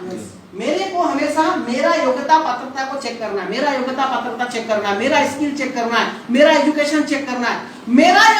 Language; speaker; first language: Hindi; non-native, local second language; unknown